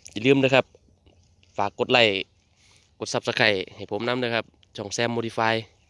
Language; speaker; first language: Thai; native; Thai